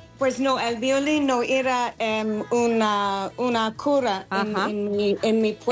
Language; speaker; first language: Spanish; non-native, fluent; English